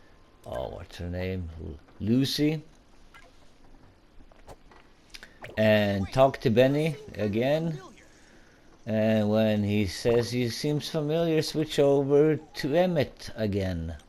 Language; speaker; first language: English; non-native, fluent; Swedish